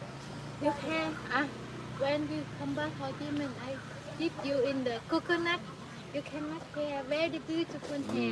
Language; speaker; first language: English; non-native, learner; Vietnamese